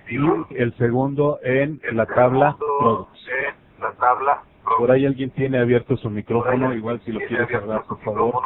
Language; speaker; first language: Spanish; native; Spanish